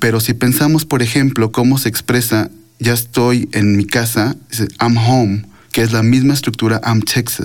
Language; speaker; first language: Spanish; native; Spanish